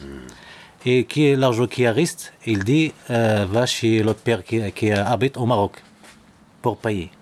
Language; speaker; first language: French; non-native, learner; Arabic